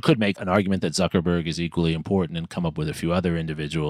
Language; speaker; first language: English; native; English